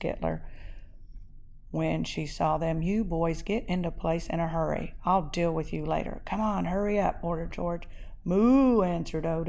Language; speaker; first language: English; native; English